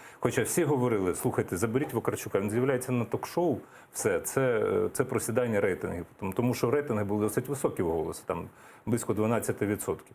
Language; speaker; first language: Ukrainian; native; Ukrainian